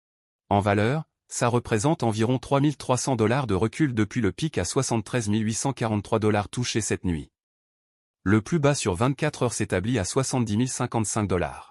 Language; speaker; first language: French; native; French